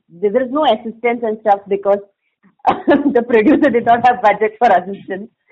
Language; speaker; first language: English; non-native, local second language; Tamil